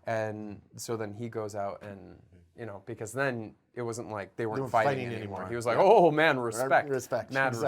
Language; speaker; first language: English; native; English